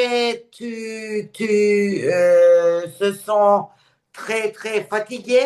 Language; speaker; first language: French; non-native, learner; Turkish